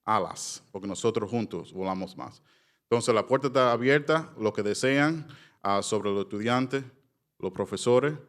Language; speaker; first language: Spanish; early bilingual, heritage; Spanish